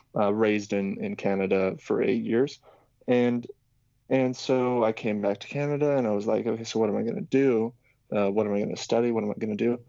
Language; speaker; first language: English; non-native, fluent; Slovak